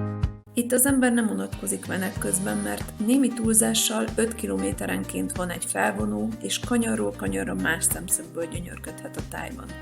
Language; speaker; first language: Hungarian; native; Hungarian